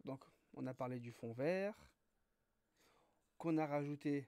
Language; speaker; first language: French; native; French